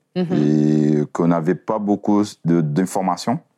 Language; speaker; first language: French; non-native, fluent; Portuguese